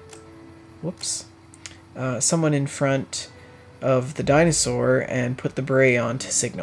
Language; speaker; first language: English; native; English